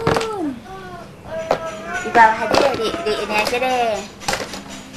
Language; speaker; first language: Indonesian; native; Indonesian